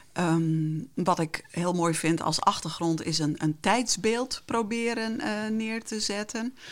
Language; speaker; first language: Dutch; non-native, local second language; Western Frisian